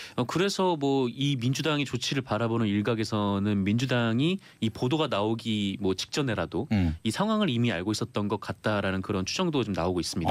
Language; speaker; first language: Korean; native; Korean